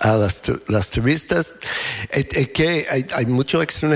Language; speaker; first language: Spanish; non-native, learner; English